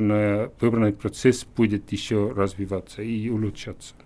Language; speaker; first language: Russian; non-native, fluent; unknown